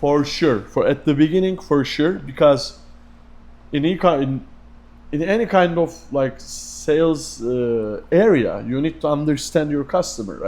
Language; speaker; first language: English; non-native, fluent; Turkish